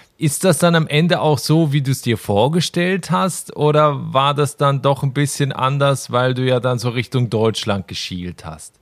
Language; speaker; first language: German; native; German